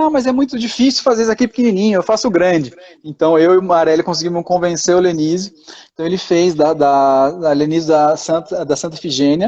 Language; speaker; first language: Portuguese; native; Portuguese